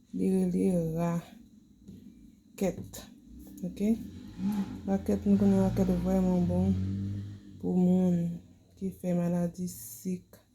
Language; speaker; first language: Haitian Creole; native; Haitian Creole